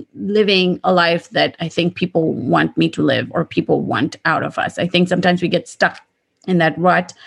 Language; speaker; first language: English; non-native, local second language; Gujarati